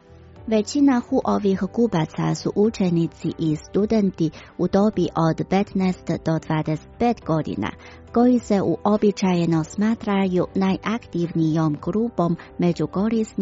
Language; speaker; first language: Croatian; non-native, fluent; Chinese